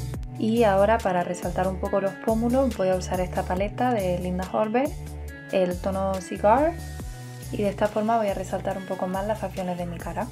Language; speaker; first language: Spanish; native; Spanish